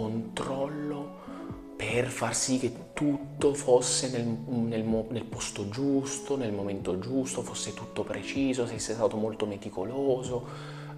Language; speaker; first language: Italian; native; Italian